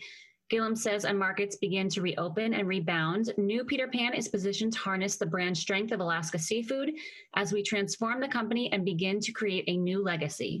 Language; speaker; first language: English; native; English